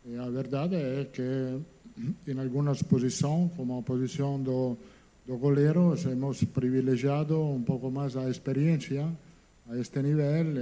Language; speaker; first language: Portuguese; non-native, learner; Italian